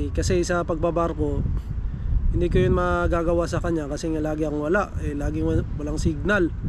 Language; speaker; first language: Filipino; native; Filipino